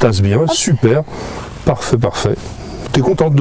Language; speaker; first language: French; native; French